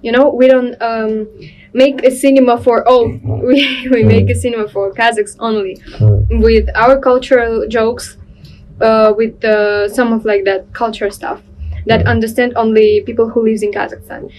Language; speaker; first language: English; non-native, learner; Russian